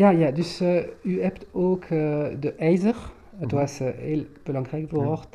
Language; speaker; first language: Dutch; non-native, local second language; French